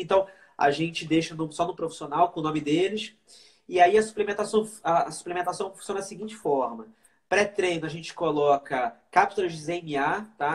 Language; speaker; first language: Portuguese; native; Portuguese